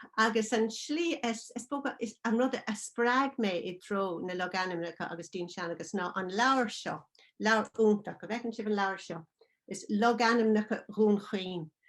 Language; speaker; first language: Irish; non-native, local second language; English